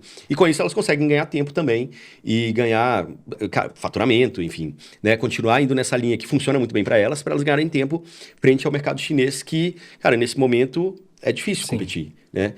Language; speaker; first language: Portuguese; native; Portuguese